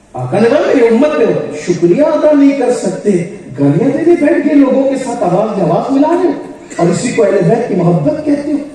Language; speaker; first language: Urdu; native; Urdu